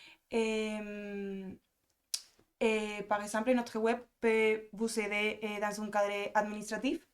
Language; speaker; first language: French; non-native, fluent; Spanish